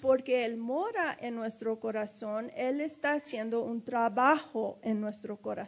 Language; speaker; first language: Spanish; early bilingual, heritage; English